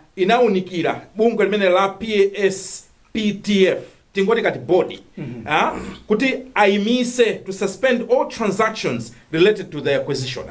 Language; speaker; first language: Nyanja; non-native, local second language; Tumbuka